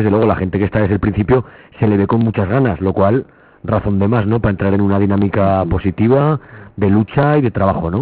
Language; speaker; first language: Spanish; native; Spanish